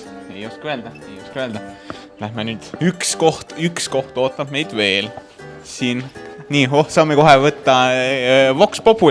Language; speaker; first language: Estonian; native; Estonian